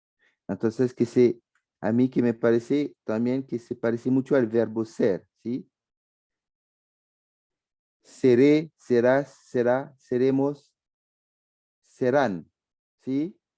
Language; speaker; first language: Spanish; non-native, fluent; French